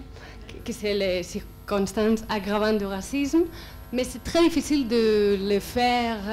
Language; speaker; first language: French; non-native, fluent; Spanish